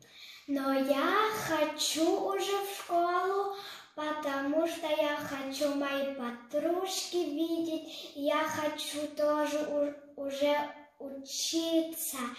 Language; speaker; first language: Russian; early bilingual, heritage; Russian